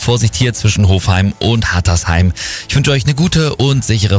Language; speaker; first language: German; native; German